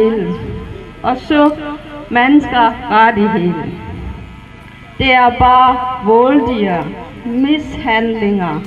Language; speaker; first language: Danish; non-native, learner; Burmese